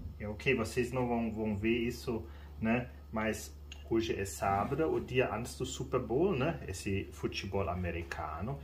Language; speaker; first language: Portuguese; non-native, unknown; German